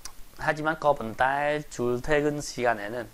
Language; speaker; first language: Korean; non-native, fluent; Khmer